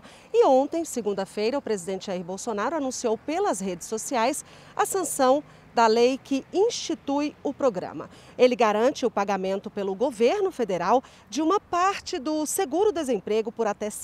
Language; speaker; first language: Portuguese; native; Portuguese